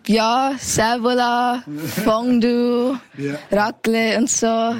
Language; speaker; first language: German; early bilingual, heritage; German